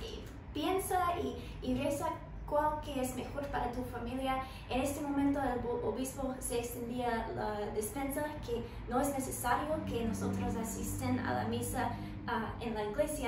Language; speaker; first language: Spanish; non-native, learner; English